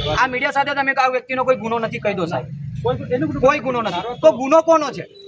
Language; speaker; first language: Gujarati; non-native, local second language; Rathawi